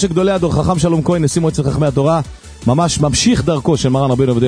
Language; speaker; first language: Hebrew; native; Hebrew